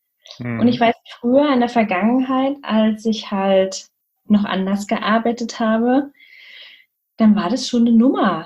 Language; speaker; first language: German; native; German